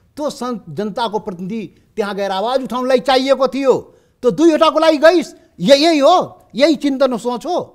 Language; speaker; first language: Nepali; non-native, local second language; Maithili